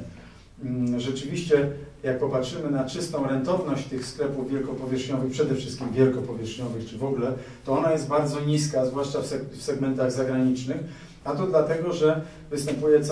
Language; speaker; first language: Polish; native; Polish